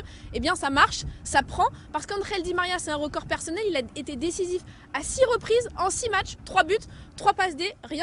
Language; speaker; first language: French; native; French